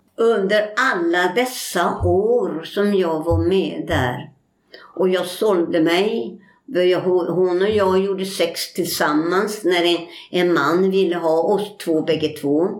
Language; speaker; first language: Swedish; native; Swedish